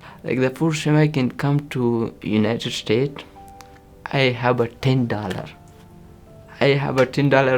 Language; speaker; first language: English; non-native, learner; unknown